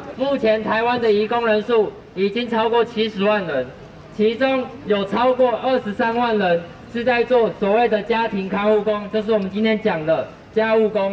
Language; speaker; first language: Chinese; native; Chinese